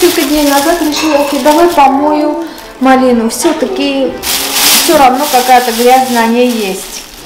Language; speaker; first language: Russian; non-native, fluent; Armenian